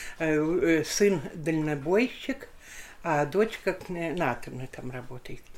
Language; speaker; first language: Russian; non-native, local second language; Lithuanian